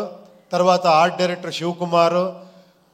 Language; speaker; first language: Telugu; non-native, fluent; Kannada